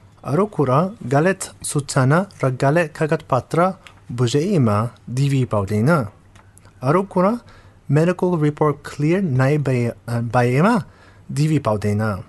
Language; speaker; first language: Nepali; non-native, fluent; English